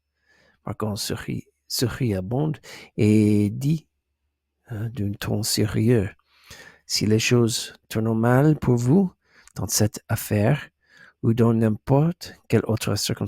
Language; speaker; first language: French; non-native, learner; English